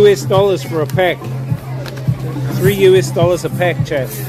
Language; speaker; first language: English; native; English